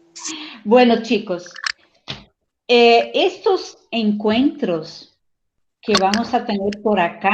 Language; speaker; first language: Spanish; non-native, fluent; Portuguese